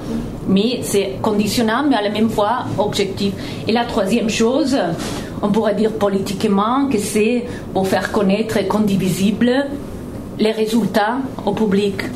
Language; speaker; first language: French; non-native, fluent; Italian